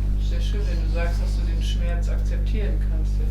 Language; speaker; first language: German; native; German